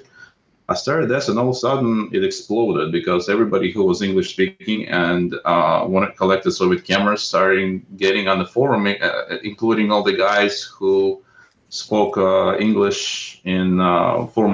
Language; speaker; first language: English; non-native, fluent; Russian